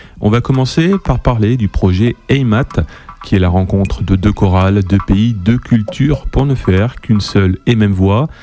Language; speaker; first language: French; native; French